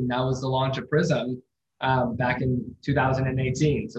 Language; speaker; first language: English; native; English